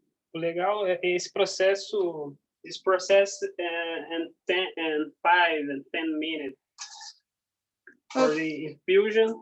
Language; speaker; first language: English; non-native, learner; Portuguese